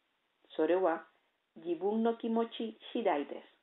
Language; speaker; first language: Japanese; non-native, learner; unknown